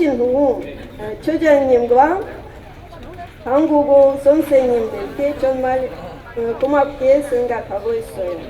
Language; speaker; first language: Korean; non-native, learner; Russian